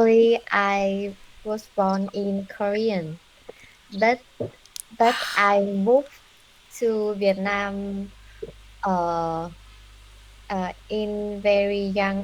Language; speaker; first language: English; non-native, learner; Vietnamese